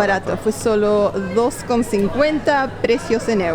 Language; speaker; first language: Spanish; native; Spanish